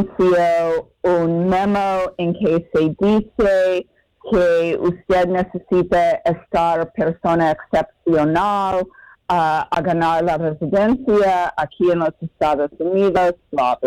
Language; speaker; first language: Spanish; non-native, fluent; English